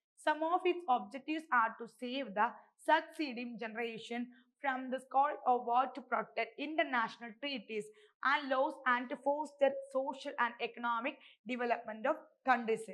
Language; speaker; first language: English; non-native, local second language; Malayalam